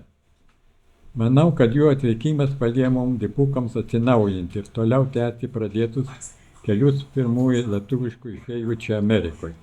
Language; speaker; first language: Lithuanian; native; Lithuanian